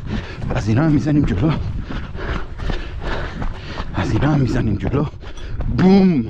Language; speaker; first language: English; non-native, learner; Persian